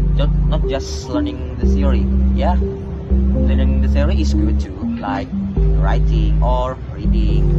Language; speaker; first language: English; non-native, learner; Indonesian